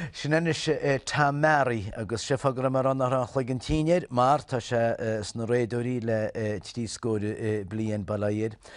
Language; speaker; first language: Irish; native; Irish